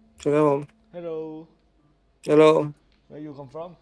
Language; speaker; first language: English; non-native, learner; Thai